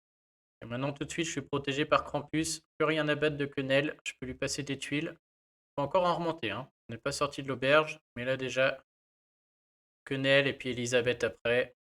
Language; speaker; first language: French; native; French